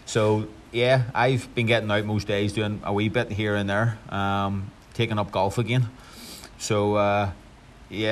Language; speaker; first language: English; native; English